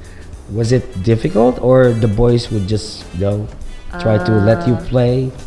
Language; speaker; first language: English; non-native, local second language; Filipino